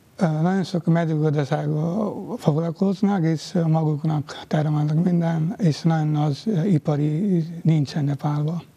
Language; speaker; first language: Hungarian; non-native, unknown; Nepali